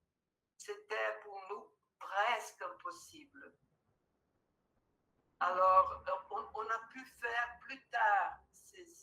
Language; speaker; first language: French; non-native, fluent; Portuguese